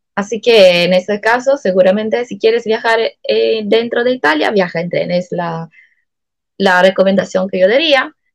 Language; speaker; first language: Spanish; non-native, fluent; Italian